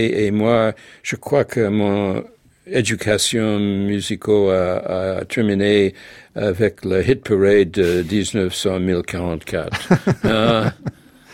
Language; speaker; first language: French; non-native, fluent; English